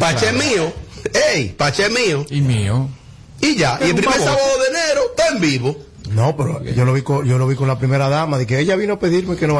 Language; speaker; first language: Spanish; native; Spanish